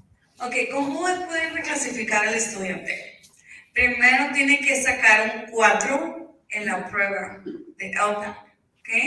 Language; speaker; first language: Spanish; early bilingual, heritage; Spanish